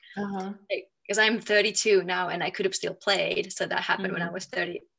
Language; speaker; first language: English; non-native, fluent; Finnish